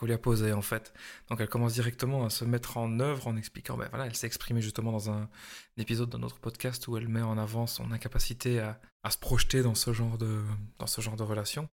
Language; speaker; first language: French; native; French